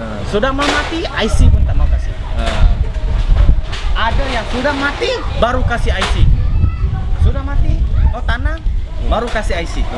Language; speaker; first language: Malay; non-native, local second language; Cantonese